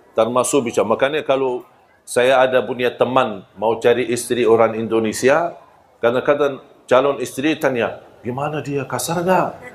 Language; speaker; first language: Malay; non-native, fluent; Arabic